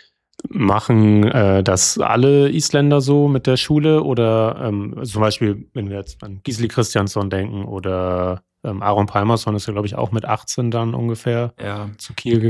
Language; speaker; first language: German; native; German